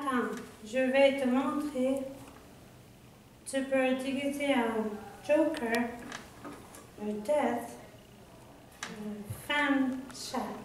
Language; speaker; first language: French; non-native, learner; Danish